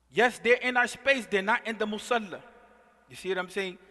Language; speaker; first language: English; native; English